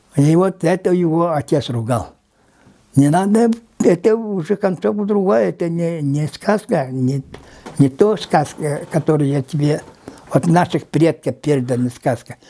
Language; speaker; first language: Russian; non-native, local second language; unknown